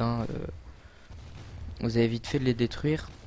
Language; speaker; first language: French; native; French